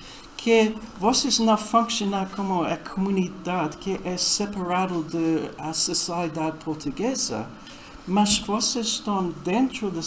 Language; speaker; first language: Portuguese; non-native, fluent; English